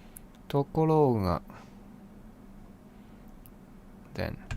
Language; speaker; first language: Japanese; non-native, learner; English